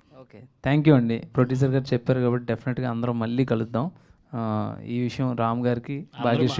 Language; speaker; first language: Telugu; native; Telugu